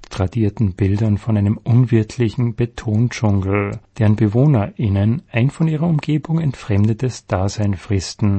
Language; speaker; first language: German; native; German